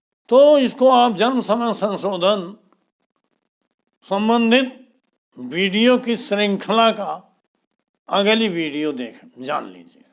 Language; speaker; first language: Hindi; native; Hindi